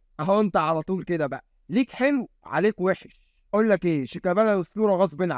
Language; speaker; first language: Arabic; native; Arabic